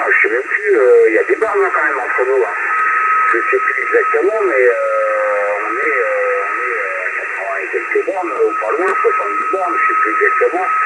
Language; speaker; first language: French; native; French